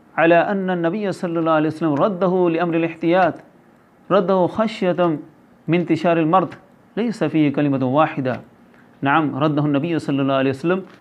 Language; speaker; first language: Arabic; non-native, fluent; Urdu